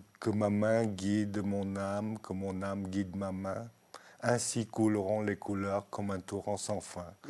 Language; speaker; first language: French; early bilingual, other home language; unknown